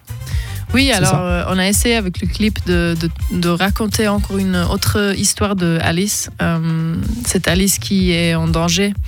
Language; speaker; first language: French; non-native, local second language; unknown